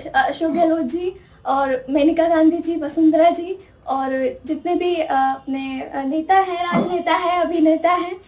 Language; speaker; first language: Hindi; native; Hindi